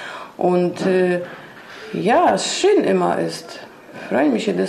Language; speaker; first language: German; non-native, learner; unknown